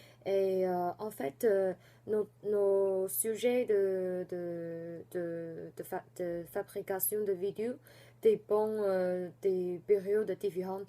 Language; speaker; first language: French; non-native, fluent; Chinese